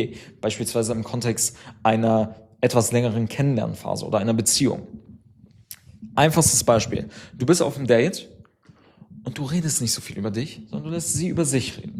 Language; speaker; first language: German; native; German